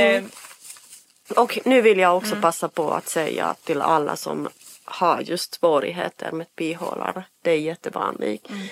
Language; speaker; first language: Swedish; non-native, fluent; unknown